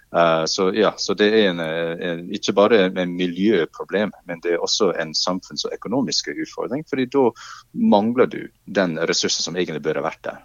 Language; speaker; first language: Norwegian; non-native, fluent; English